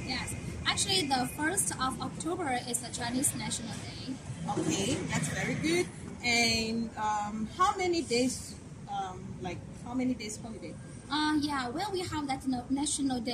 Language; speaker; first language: English; non-native, learner; Chinese